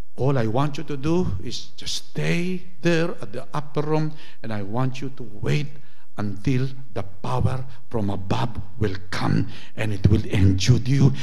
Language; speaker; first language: English; non-native, local second language; Filipino